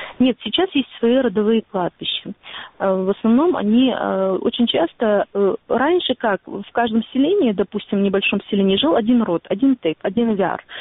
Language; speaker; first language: Russian; non-native, local second language; Ingush